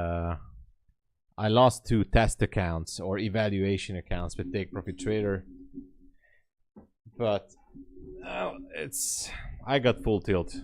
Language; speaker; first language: English; non-native, fluent; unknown